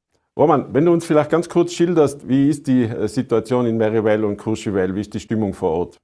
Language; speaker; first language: German; native; German